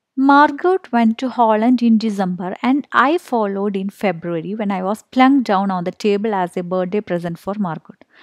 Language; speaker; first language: English; non-native, local second language; Malayalam